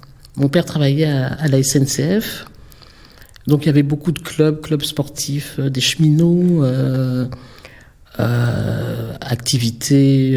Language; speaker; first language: French; native; French